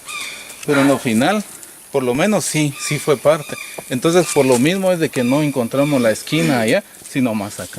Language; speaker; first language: Spanish; native; Spanish